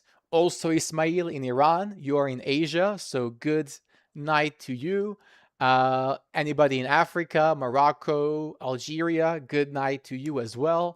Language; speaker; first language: English; non-native, fluent; Serbian